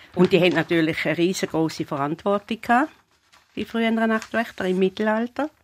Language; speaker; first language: German; native; German